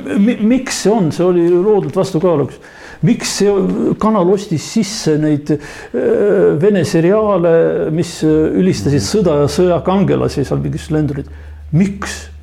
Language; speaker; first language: Estonian; non-native, local second language; Russian